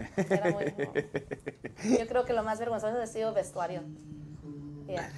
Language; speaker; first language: Spanish; early bilingual, heritage; Spanish